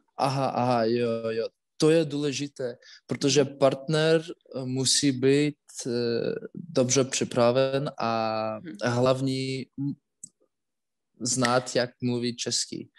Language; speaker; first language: Czech; non-native, learner; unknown